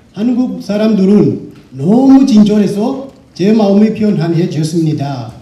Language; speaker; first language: Korean; non-native, learner; Shona